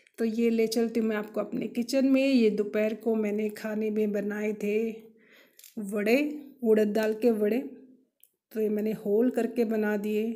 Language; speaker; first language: Hindi; non-native, local second language; Kannada